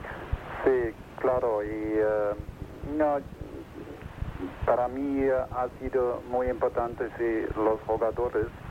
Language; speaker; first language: Spanish; non-native, fluent; German